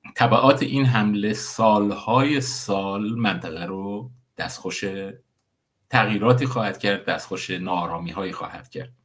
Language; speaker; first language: Persian; non-native, local second language; Kurdish